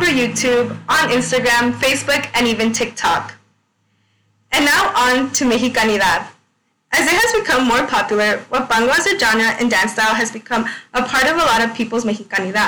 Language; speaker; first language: English; native; English